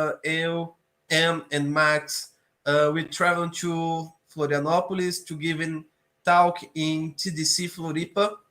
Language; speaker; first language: English; non-native, learner; Portuguese